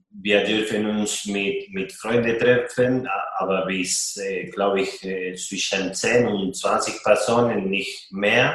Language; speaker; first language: German; non-native, fluent; Spanish